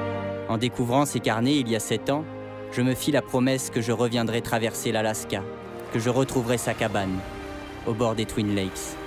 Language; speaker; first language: French; native; French